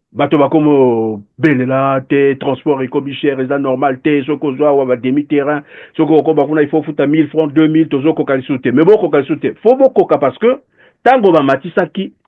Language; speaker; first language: Lingala; native; Lingala